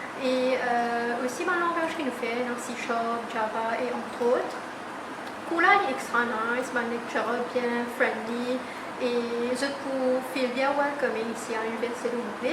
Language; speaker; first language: French; non-native, local second language; Morisyen